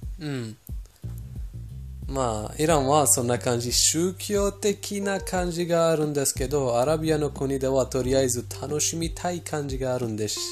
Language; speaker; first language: Japanese; non-native, fluent; Persian